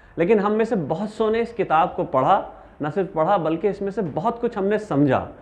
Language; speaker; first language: Urdu; native; Urdu